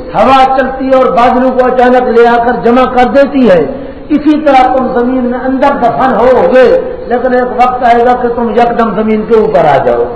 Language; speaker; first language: Urdu; non-native, local second language; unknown